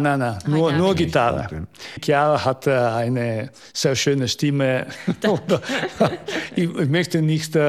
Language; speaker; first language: German; non-native, fluent; Italian